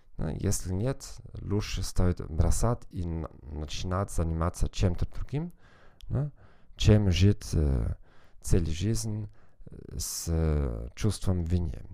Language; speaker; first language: Russian; non-native, fluent; German